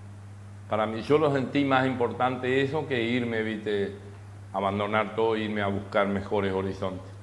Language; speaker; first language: Spanish; native; Spanish